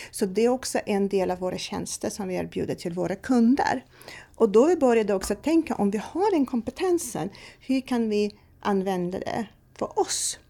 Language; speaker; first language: Swedish; non-native, fluent; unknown